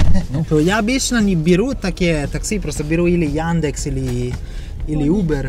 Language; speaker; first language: Russian; non-native, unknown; Italian